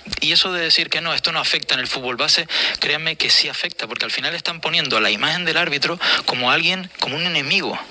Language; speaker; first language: Spanish; native; Spanish